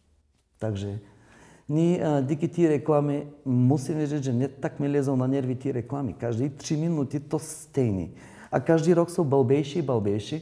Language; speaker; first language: Czech; non-native, learner; Bulgarian